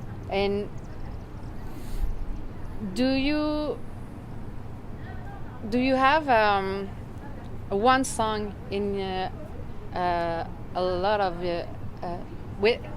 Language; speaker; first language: English; non-native, learner; French